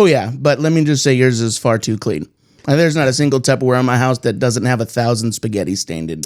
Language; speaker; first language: English; native; English